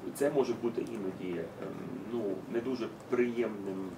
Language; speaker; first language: Ukrainian; native; Ukrainian